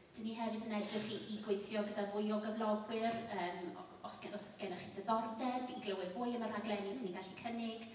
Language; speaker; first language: Welsh; non-native, local second language; English